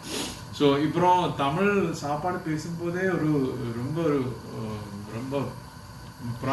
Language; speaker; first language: Tamil; non-native, learner; Malayalam